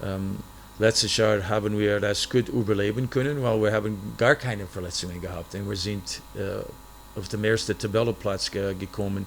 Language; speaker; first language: German; non-native, fluent; English